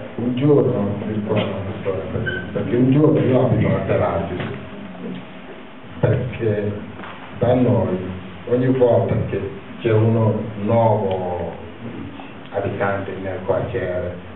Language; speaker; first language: Italian; non-native, fluent; Wolof